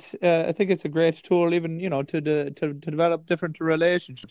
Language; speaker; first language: English; native; English